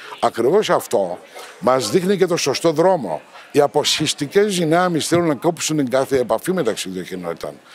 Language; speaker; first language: Greek; non-native, local second language; Turkish